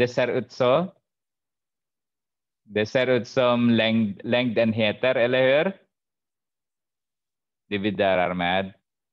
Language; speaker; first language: Swedish; non-native, fluent; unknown